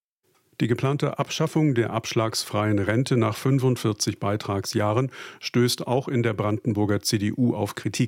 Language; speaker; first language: German; native; German